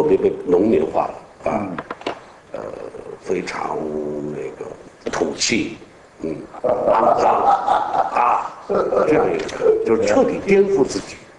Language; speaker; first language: Chinese; native; Chinese